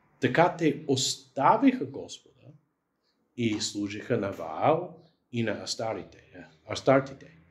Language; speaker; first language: Bulgarian; non-native, fluent; English